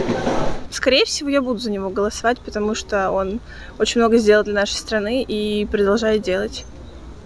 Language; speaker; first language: Russian; native; Russian